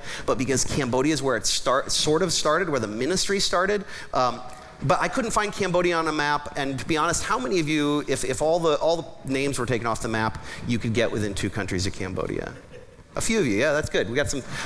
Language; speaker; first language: English; native; English